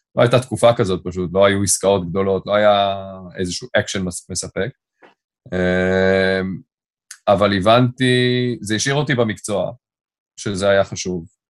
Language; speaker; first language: Hebrew; native; Hebrew